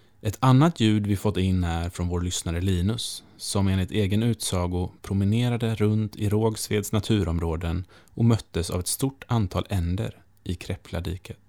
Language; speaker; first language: Swedish; native; Swedish